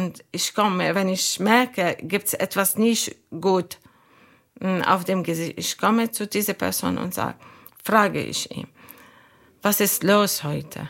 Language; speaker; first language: German; non-native, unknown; Arabic